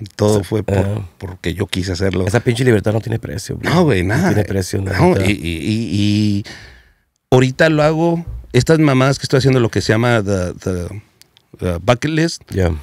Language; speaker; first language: Spanish; early bilingual, heritage; Spanish